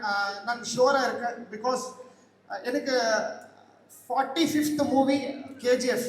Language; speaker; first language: Tamil; non-native, local second language; Kannada